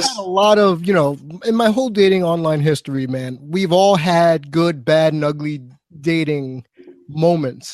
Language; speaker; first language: English; native; English